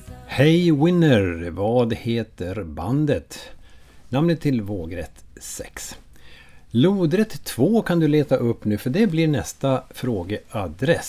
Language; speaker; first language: Swedish; native; Swedish